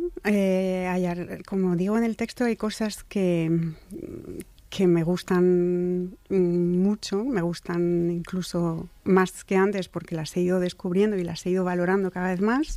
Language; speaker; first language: Spanish; non-native, fluent; French